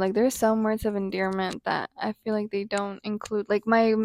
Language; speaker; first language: English; non-native, fluent; Spanish